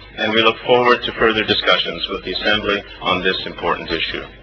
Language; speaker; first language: English; native; English